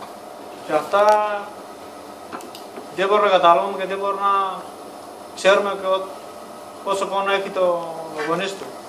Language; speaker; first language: Greek; non-native, learner; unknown